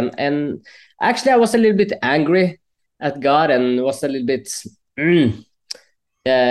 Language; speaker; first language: English; non-native, fluent; Norwegian